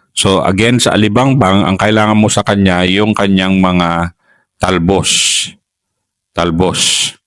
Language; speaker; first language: Filipino; native; Filipino